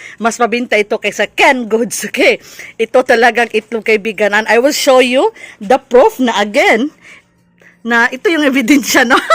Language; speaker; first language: Filipino; non-native, local second language; Cebuano